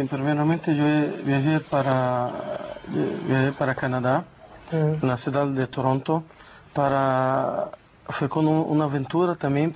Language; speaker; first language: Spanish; non-native, learner; Portuguese